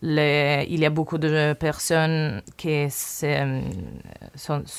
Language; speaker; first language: French; non-native, learner; Italian